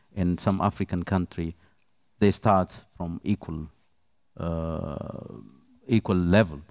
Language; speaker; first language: English; non-native, fluent; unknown